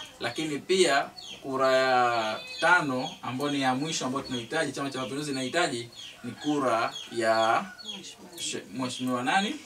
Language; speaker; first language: Swahili; native; Swahili